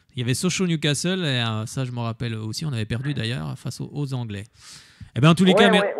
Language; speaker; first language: French; native; French